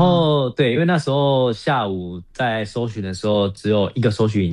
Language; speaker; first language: Chinese; native; Chinese